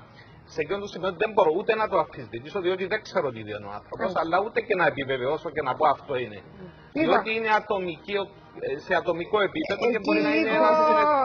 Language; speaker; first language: Greek; native; Greek